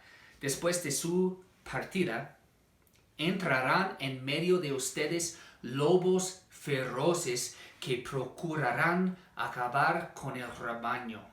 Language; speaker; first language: Spanish; non-native, fluent; English